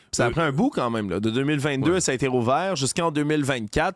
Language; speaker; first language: French; native; French